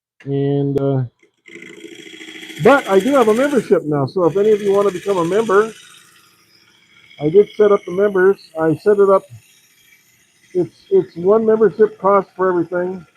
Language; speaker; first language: English; native; English